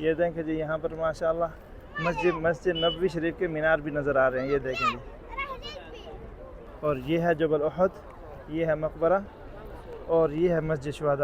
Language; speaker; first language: Hindi; native; Hindi